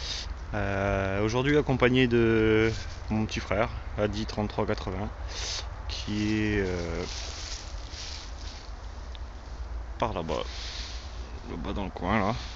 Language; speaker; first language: French; native; French